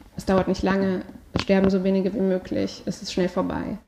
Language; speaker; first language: German; native; German